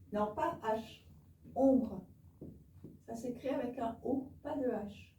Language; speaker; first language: French; native; French